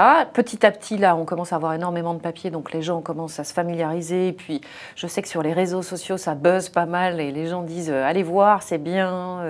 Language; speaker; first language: French; native; French